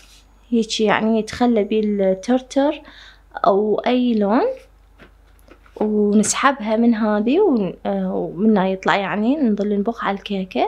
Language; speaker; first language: Arabic; native; Arabic